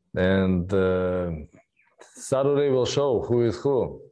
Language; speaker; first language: English; non-native, learner; Russian